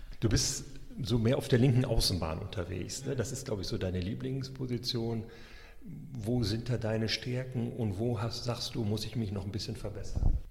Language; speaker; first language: German; native; German